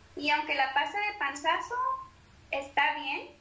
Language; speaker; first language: Spanish; native; Spanish